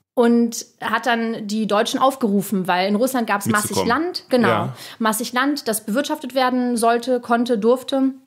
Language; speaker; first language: German; early bilingual, other home language; Russian